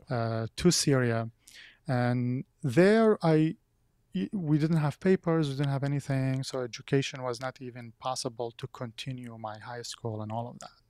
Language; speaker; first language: English; non-native, fluent; Arabic